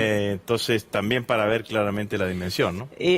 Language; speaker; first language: Spanish; native; Spanish